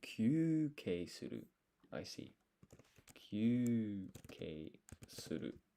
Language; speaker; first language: Japanese; non-native, learner; English